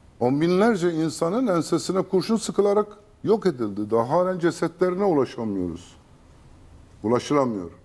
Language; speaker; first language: Turkish; non-native, local second language; Kurdish